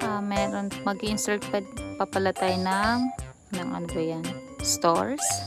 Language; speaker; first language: Filipino; native; Filipino